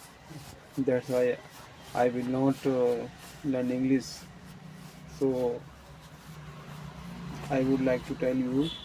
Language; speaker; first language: English; non-native, learner; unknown